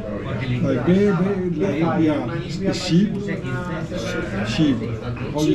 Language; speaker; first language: English; non-native, fluent; Spanish